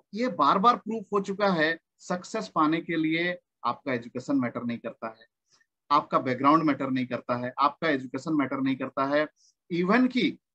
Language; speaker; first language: Hindi; native; Hindi